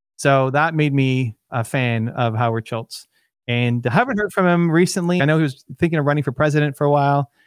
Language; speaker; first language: English; native; English